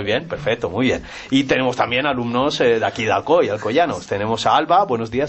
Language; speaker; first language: Spanish; native; Spanish